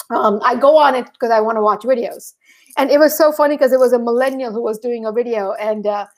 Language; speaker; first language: English; early bilingual, other home language; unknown